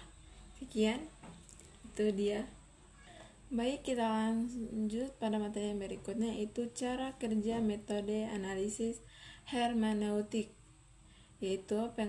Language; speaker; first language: Indonesian; native; Indonesian